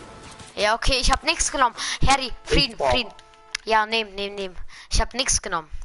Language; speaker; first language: German; native; German